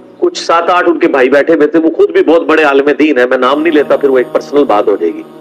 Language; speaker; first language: Urdu; non-native, local second language; Punjabi